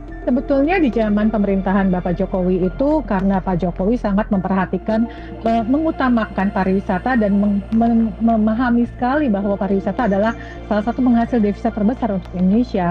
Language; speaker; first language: Indonesian; native; Indonesian